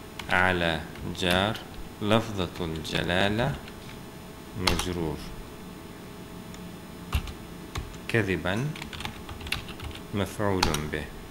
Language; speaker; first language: Arabic; non-native, fluent; Turkish